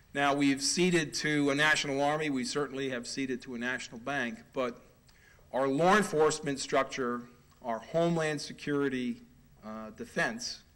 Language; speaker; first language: English; native; English